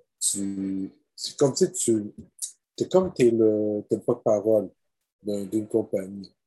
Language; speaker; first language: French; native; French